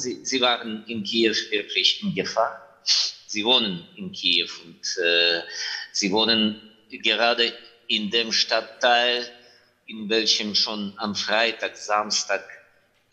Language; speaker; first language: German; non-native, fluent; Ukrainian